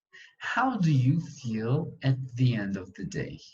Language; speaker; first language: English; non-native, fluent; Portuguese